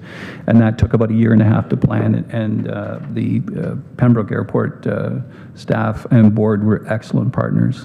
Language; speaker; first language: English; native; English